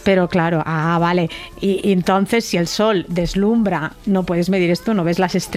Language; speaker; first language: Spanish; native; Spanish